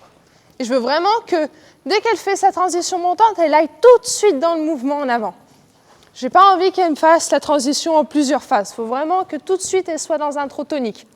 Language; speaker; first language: French; native; French